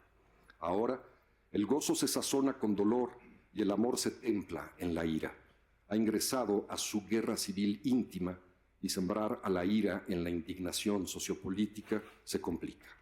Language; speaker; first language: Spanish; native; Spanish